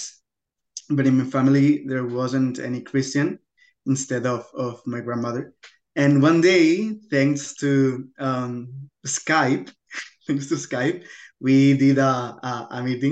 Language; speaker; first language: English; non-native, fluent; Spanish